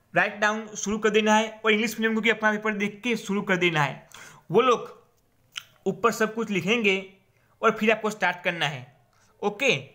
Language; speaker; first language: Hindi; non-native, local second language; Gujarati